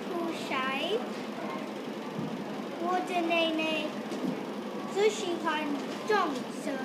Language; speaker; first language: Chinese; non-native, learner; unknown